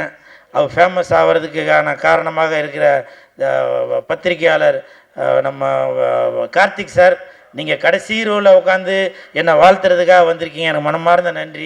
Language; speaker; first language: Tamil; native; Tamil